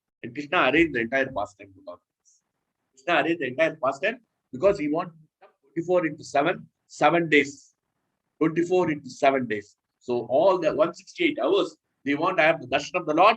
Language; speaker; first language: English; non-native, local second language; Hindi